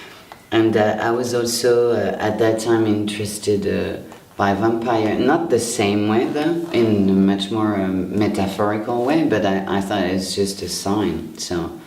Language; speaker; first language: English; non-native, fluent; French